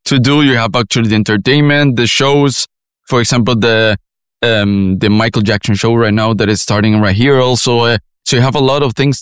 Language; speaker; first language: English; non-native, fluent; Spanish